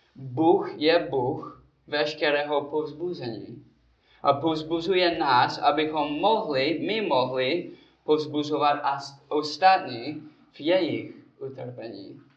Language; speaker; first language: Czech; non-native, learner; English